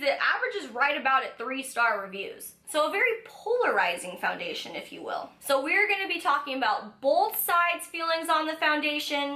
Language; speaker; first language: English; native; English